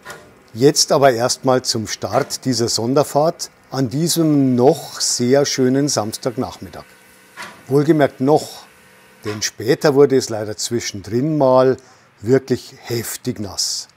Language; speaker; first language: German; native; German